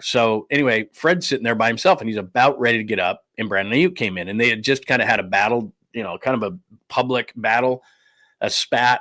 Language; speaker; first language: English; native; English